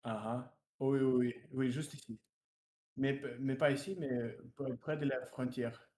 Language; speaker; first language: French; non-native, learner; Russian